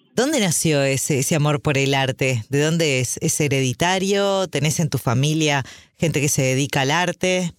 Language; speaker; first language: Spanish; native; Spanish